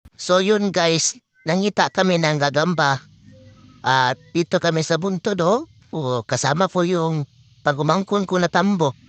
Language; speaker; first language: Filipino; non-native, local second language; Cebuano